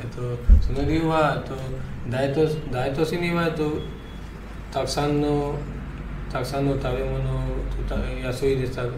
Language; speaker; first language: Japanese; non-native, learner; Hindi